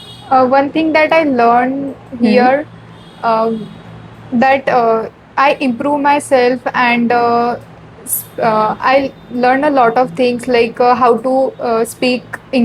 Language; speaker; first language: English; non-native, learner; Marathi